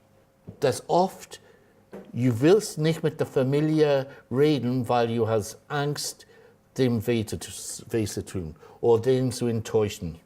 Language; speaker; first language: German; non-native, fluent; English